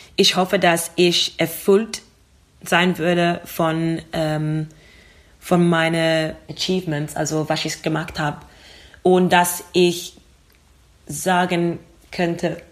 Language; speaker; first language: German; non-native, learner; English